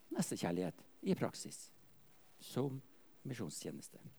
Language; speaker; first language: Norwegian; native; Norwegian